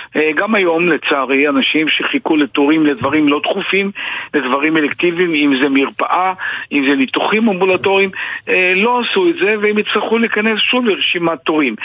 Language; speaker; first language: Hebrew; native; Hebrew